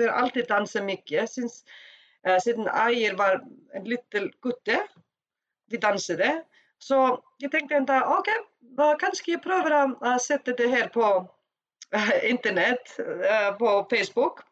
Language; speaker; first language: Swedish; non-native, learner; Icelandic